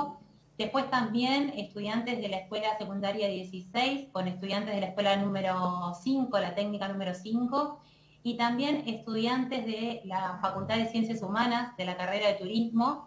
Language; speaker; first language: Spanish; native; Spanish